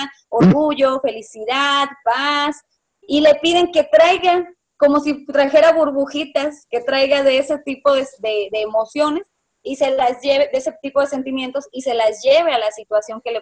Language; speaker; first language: Spanish; native; Spanish